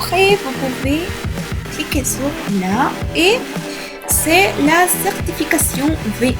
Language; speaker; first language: French; non-native, learner; Spanish